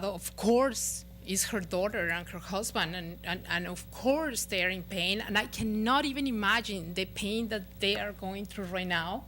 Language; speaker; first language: English; non-native, fluent; Spanish